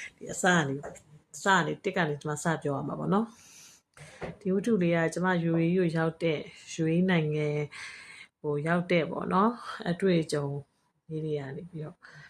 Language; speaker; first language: Burmese; native; Burmese